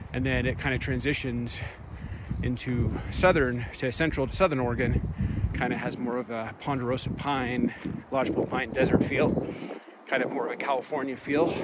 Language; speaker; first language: English; native; English